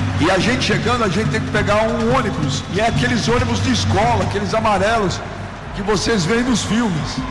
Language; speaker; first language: Portuguese; native; Portuguese